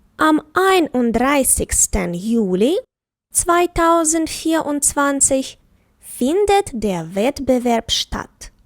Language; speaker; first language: German; non-native, fluent; Ukrainian